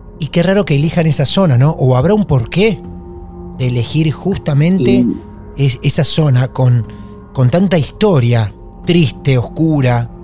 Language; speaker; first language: Spanish; native; Spanish